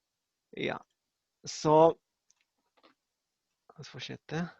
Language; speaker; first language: Norwegian; non-native, learner; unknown